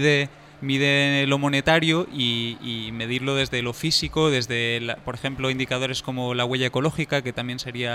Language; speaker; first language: Spanish; native; Spanish